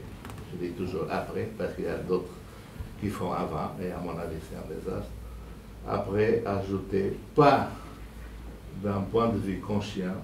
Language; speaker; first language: French; non-native, fluent; Portuguese